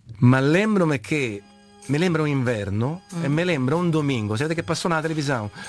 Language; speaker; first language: Portuguese; non-native, fluent; Italian